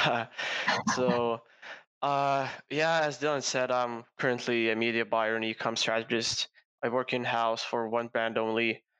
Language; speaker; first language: English; non-native, fluent; Lithuanian